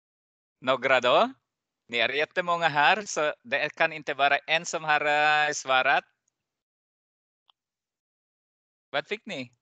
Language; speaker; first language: Swedish; non-native, fluent; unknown